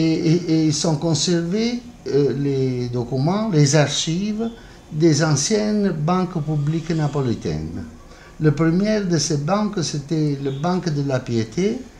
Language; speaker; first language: French; non-native, fluent; Italian